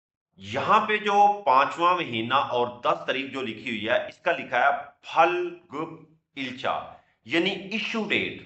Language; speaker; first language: Urdu; non-native, local second language; Punjabi